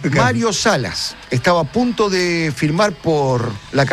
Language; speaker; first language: Spanish; native; Spanish